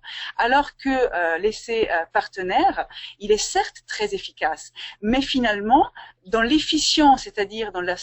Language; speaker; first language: French; native; French